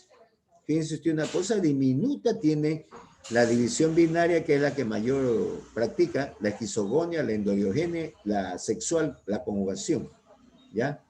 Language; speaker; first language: Spanish; native; Spanish